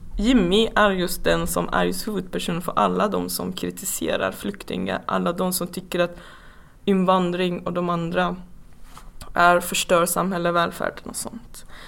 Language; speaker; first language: Swedish; non-native, fluent; Persian